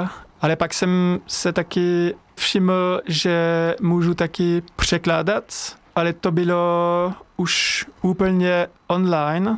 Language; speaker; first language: Czech; non-native, fluent; French